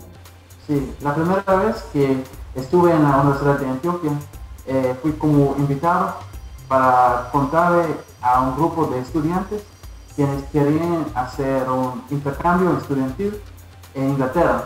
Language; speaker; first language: Spanish; non-native, fluent; English